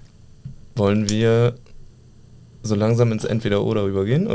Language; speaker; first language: German; native; German